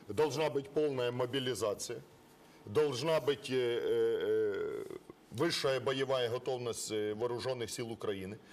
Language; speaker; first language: Russian; non-native, local second language; Ukrainian